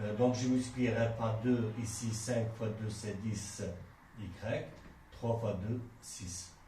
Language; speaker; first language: French; non-native, local second language; Arabic